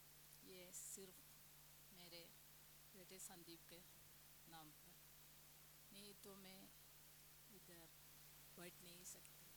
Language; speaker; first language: Hindi; non-native, local second language; Malayalam